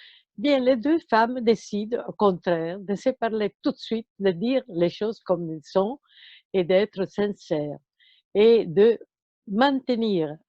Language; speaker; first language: French; non-native, fluent; Italian